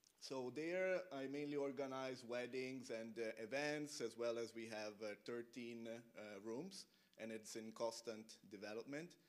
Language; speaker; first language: English; non-native, fluent; Italian